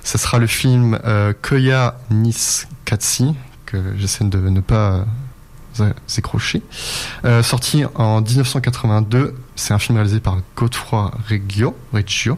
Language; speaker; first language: French; native; French